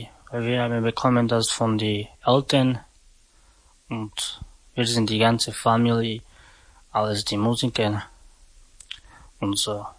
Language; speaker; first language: German; non-native, learner; Romany